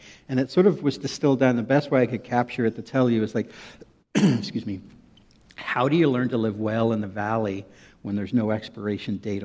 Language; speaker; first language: English; native; English